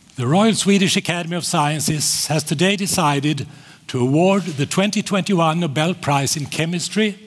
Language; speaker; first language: English; non-native, fluent; Swedish